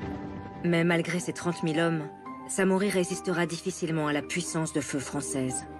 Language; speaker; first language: French; native; French